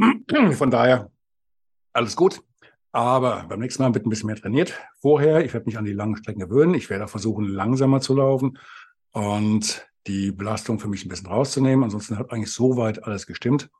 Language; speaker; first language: German; native; German